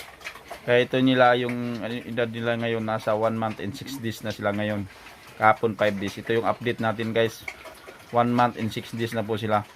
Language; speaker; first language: Filipino; native; Filipino